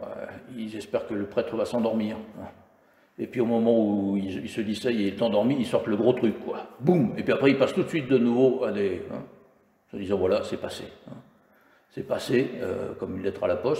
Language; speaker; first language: French; native; French